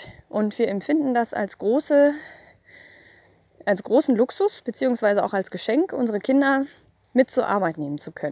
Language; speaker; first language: German; native; German